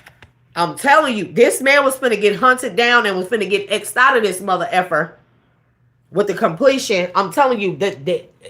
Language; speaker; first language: English; native; English